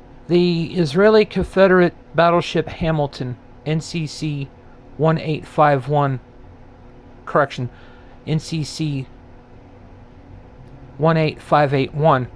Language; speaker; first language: English; native; English